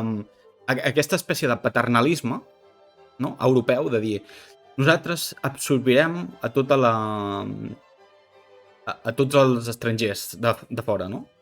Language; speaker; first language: Catalan; native; Catalan